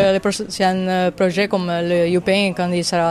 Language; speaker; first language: French; non-native, fluent; Italian